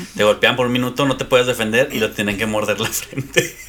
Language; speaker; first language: Spanish; native; Spanish